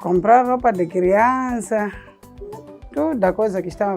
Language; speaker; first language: Portuguese; non-native, local second language; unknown